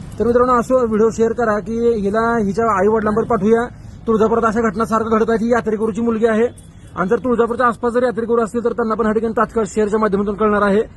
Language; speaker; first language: Marathi; native; Marathi